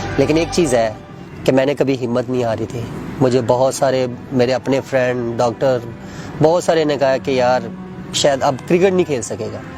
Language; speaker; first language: Urdu; non-native, local second language; Punjabi